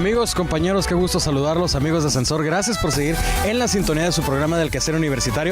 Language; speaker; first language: Spanish; native; Spanish